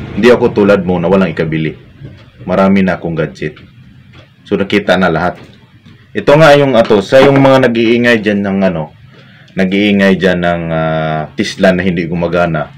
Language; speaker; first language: Filipino; non-native, local second language; Cebuano